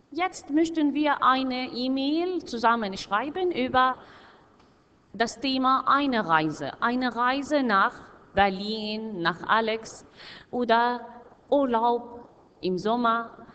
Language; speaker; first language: German; non-native, fluent; Arabic